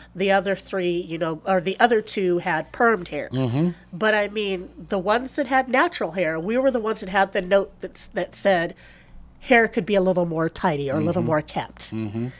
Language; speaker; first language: English; native; English